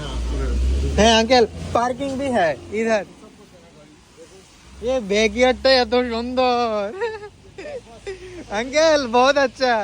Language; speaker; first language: Hindi; non-native, learner; Bangla